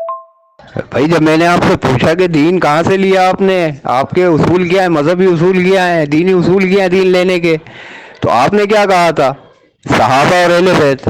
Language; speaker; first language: Urdu; native; Urdu